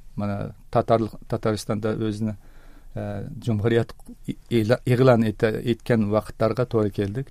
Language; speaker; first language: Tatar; early bilingual, heritage; Tatar